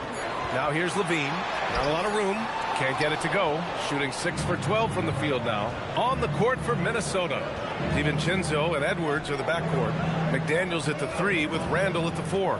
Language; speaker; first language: English; native; English